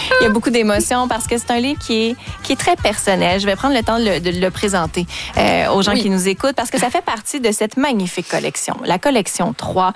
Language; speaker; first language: French; native; French